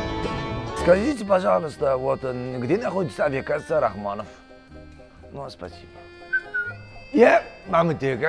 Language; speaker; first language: Russian; non-native, fluent; Uzbek